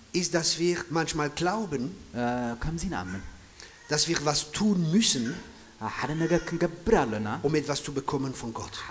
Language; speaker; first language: German; non-native, fluent; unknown